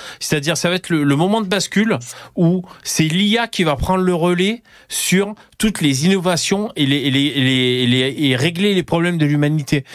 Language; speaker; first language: French; native; French